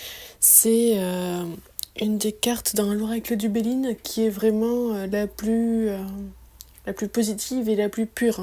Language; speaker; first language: French; native; French